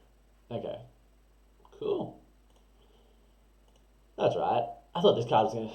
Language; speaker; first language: English; native; English